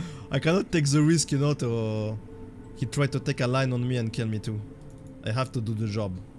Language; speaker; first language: English; non-native, learner; French